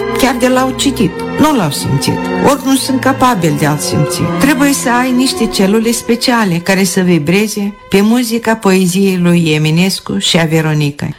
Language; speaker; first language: Romanian; non-native, local second language; Russian